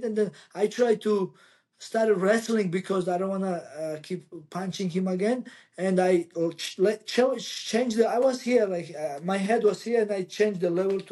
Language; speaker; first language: English; non-native, learner; Georgian